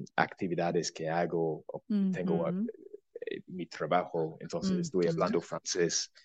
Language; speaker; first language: Spanish; non-native, fluent; English